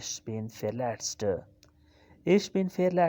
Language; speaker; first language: German; non-native, fluent; Urdu